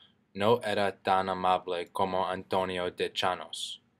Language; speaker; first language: Spanish; non-native, learner; English